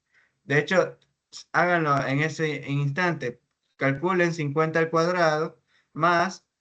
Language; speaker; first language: Spanish; native; Spanish